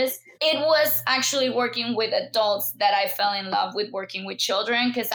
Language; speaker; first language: English; non-native, fluent; Spanish